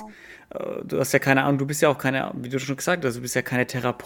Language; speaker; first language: German; native; German